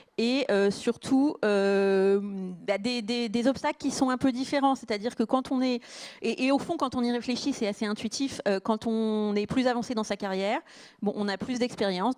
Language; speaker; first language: French; native; French